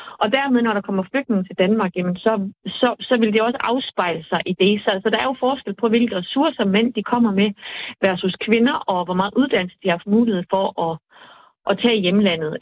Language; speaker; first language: Danish; native; Danish